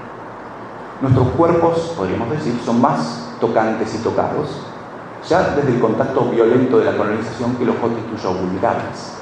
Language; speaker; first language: Spanish; native; Spanish